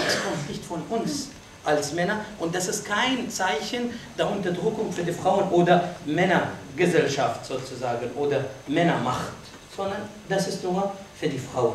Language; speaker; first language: German; non-native, fluent; Arabic